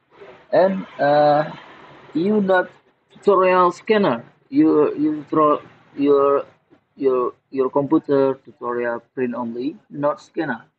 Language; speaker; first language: English; non-native, learner; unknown